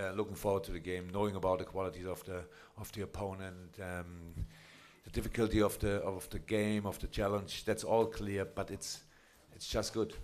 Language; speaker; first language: English; non-native, fluent; German